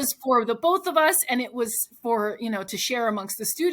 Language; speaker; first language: English; native; English